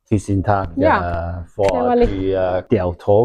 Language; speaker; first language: Norwegian; non-native, learner; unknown